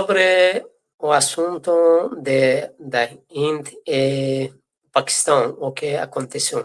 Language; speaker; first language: Portuguese; non-native, fluent; Persian